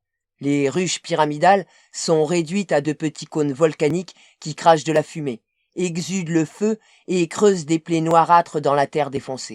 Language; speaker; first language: French; native; French